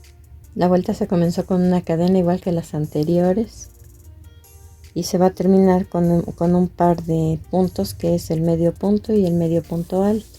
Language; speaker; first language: Spanish; native; Spanish